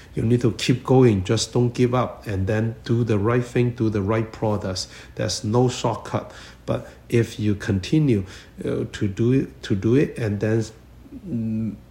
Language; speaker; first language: English; non-native, learner; Chinese